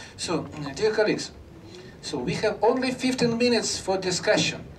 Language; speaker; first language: English; non-native, fluent; Russian